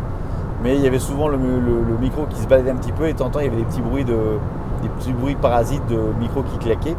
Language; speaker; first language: French; native; French